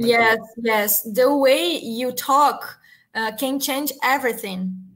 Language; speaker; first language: English; non-native, learner; Portuguese